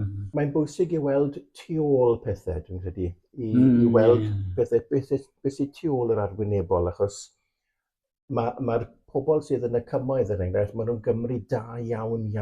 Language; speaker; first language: Welsh; native; Welsh